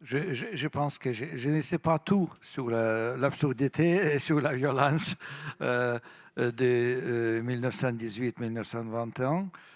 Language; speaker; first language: French; non-native, fluent; Russian